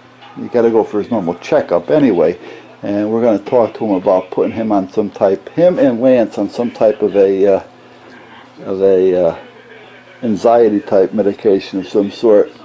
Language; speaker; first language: English; native; English